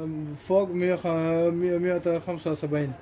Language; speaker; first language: Arabic; non-native, learner; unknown